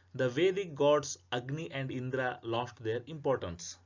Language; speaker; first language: English; non-native, local second language; Kannada